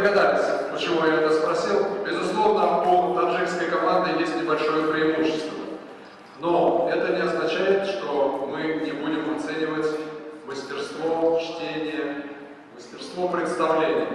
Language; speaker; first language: Russian; native; Russian